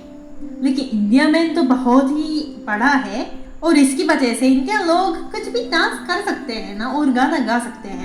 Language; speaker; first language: Hindi; non-native, fluent; Japanese